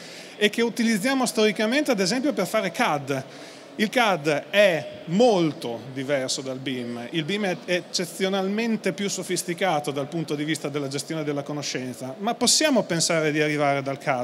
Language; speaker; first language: Italian; native; Italian